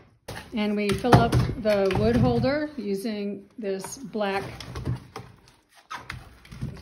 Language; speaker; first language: English; native; English